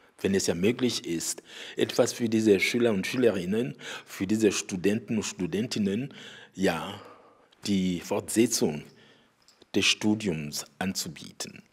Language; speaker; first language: German; non-native, fluent; Rundi